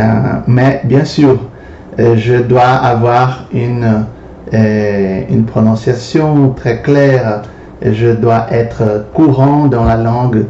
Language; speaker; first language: French; non-native, fluent; Portuguese